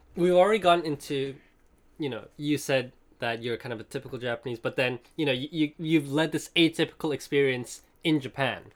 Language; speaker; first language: English; non-native, local second language; Cantonese